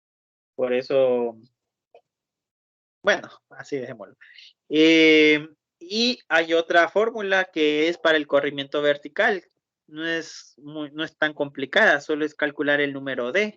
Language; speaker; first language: Spanish; native; Spanish